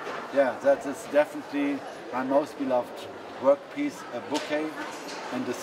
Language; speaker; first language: English; non-native, fluent; German